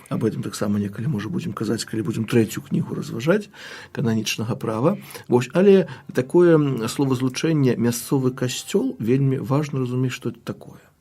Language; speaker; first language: Belarusian; native; Belarusian